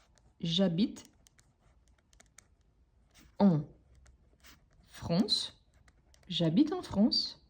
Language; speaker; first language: French; non-native, fluent; Portuguese